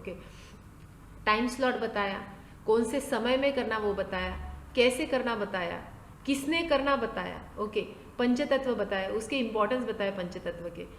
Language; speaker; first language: Hindi; non-native, local second language; Marathi